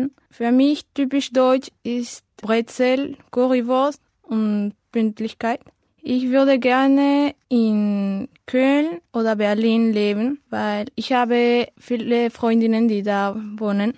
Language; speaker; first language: German; non-native, learner; Spanish